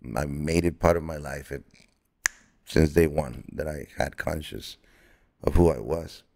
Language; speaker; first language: English; non-native, fluent; Spanish